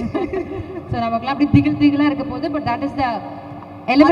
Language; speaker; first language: Tamil; native; Tamil